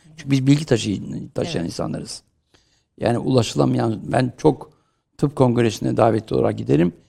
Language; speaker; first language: Turkish; native; Turkish